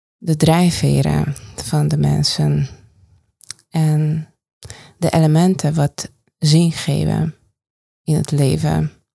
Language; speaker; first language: Dutch; non-native, fluent; Hungarian